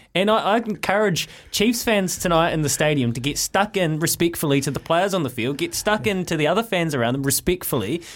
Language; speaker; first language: English; native; English